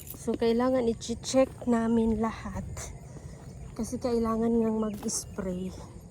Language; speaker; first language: Filipino; non-native, local second language; Bikol